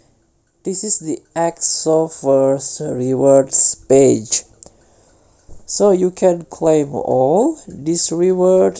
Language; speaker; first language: English; non-native, fluent; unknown